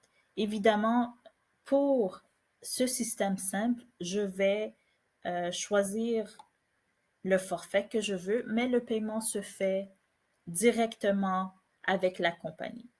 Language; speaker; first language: French; native; French